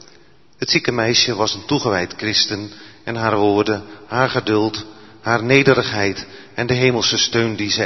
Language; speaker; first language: Dutch; native; Dutch